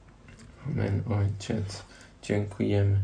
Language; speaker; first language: Polish; non-native, learner; German